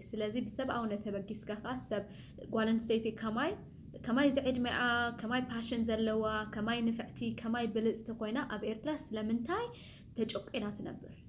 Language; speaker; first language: Tigrinya; early bilingual, heritage; Tigrinya